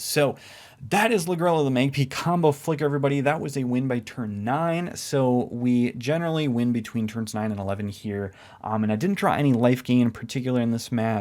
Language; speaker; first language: English; native; English